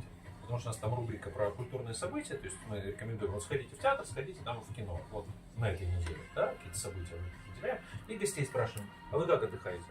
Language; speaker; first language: Russian; native; Russian